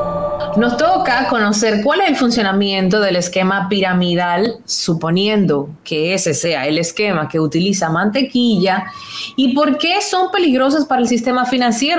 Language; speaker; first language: Spanish; native; Spanish